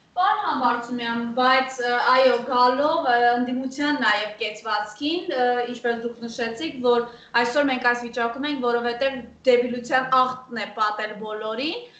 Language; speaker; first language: Armenian; native; Armenian